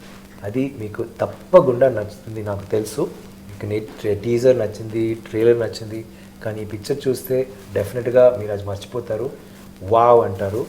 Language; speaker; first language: Telugu; non-native, learner; Tamil